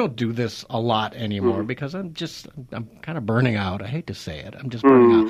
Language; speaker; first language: English; native; English